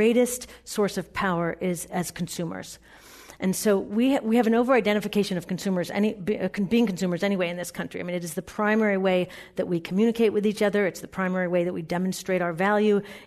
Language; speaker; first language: English; native; English